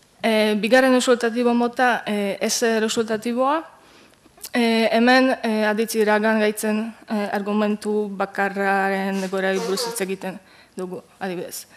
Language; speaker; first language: Basque; non-native, fluent; Polish